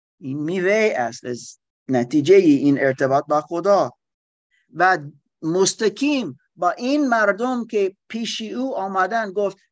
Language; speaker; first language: Persian; non-native, learner; German